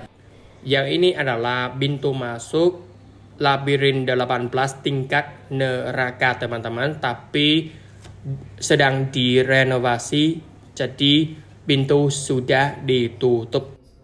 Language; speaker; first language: Indonesian; non-native, learner; Vietnamese